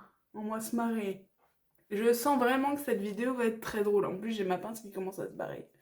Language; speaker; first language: French; native; French